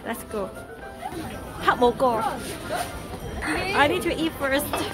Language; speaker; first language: English; non-native, local second language; Cantonese